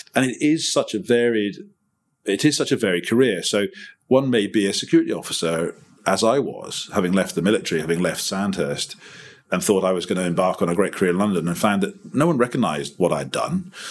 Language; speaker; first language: English; native; English